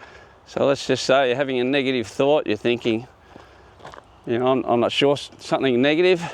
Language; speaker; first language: English; native; English